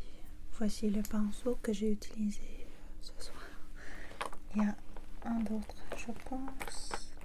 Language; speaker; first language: French; non-native, learner; English